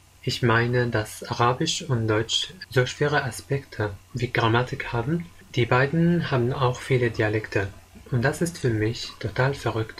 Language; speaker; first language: German; non-native, fluent; Arabic